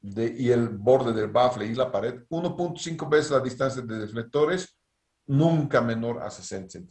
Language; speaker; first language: Spanish; native; Spanish